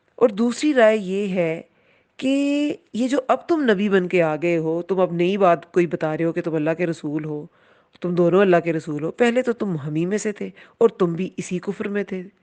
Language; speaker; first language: Urdu; native; Urdu